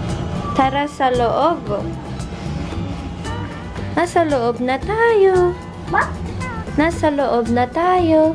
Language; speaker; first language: Filipino; early bilingual, heritage; Filipino